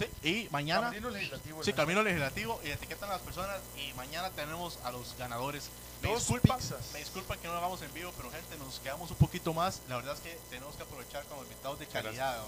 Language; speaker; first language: Spanish; native; Spanish